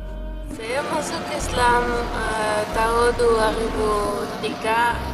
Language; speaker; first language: Indonesian; non-native, fluent; Dutch